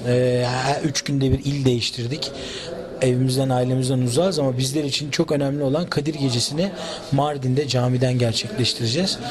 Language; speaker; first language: Turkish; native; Turkish